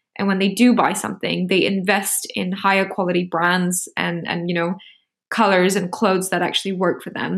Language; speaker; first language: English; native; English